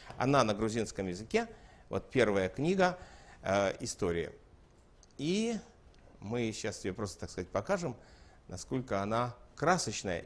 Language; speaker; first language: Russian; native; Russian